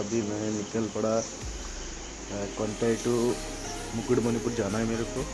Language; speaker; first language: Hindi; non-native, local second language; Bangla